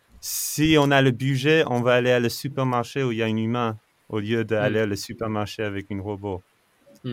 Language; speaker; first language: French; non-native, fluent; English